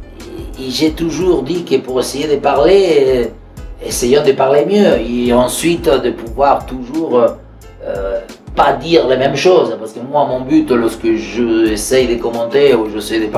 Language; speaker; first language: French; non-native, fluent; Spanish